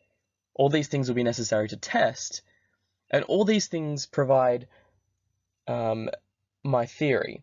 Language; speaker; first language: English; native; English